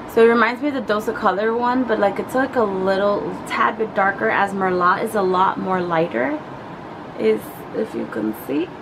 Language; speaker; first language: English; native; English